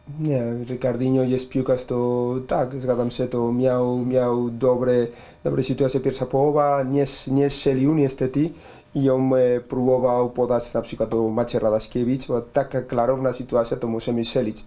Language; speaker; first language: Polish; non-native, learner; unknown